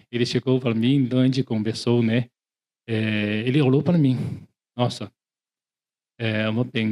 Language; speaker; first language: Portuguese; non-native, learner; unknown